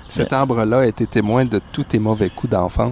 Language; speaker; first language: French; native; French